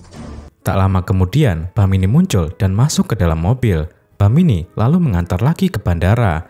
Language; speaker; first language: Indonesian; native; Indonesian